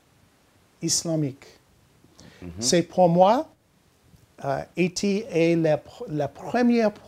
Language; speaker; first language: French; non-native, learner; English